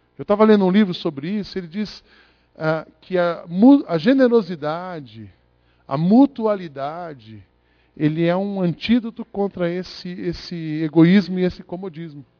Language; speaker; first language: Portuguese; native; Portuguese